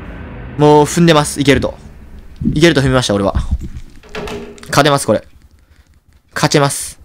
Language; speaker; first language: Japanese; native; Japanese